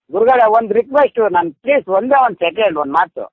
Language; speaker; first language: Kannada; native; Kannada